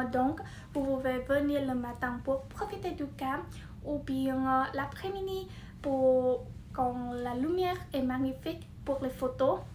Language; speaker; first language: French; non-native, fluent; Vietnamese